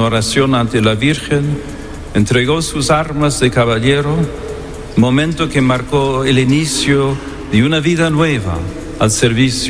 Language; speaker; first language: Spanish; non-native, fluent; French